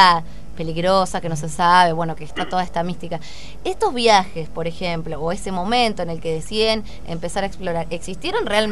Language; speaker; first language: Spanish; native; Spanish